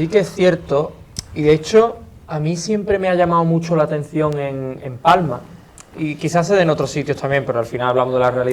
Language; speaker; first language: Spanish; native; Spanish